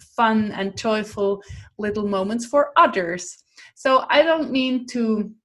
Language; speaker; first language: English; non-native, fluent; Swiss German